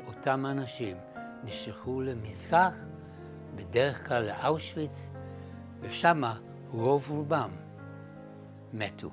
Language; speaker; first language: Hebrew; non-native, fluent; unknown